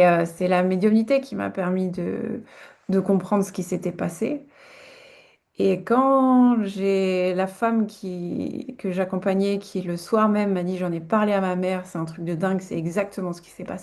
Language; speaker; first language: French; native; French